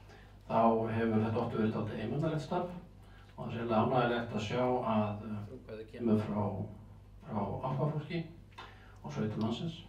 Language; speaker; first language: Icelandic; native; Icelandic